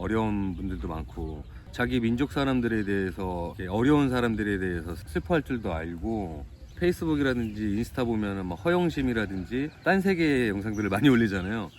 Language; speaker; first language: Korean; native; Korean